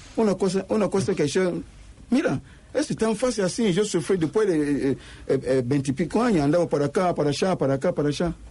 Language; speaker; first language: Spanish; non-native, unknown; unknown